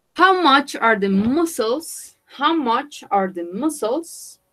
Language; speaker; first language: English; non-native, fluent; Spanish